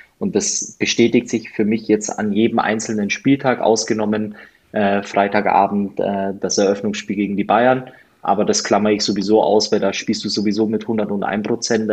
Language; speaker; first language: German; native; German